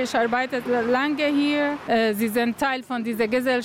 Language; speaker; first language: German; non-native, learner; Arabic